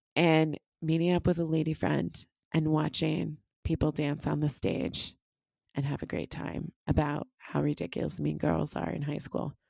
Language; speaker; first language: English; native; English